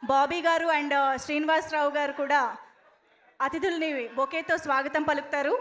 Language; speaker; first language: Telugu; native; Telugu